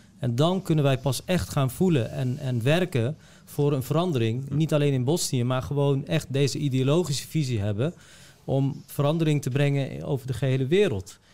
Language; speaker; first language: Dutch; early bilingual, other home language; Bosnian